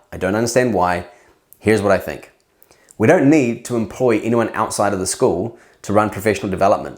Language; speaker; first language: English; native; English